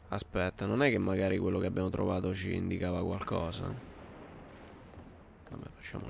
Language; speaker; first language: Italian; native; Italian